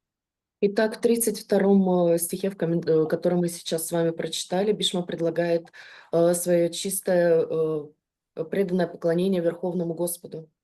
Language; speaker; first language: Russian; native; Russian